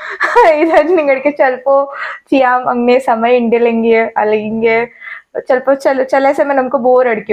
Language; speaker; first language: Malayalam; non-native, learner; Hindi